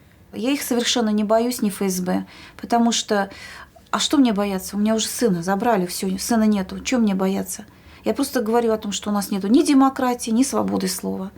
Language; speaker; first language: Russian; native; Russian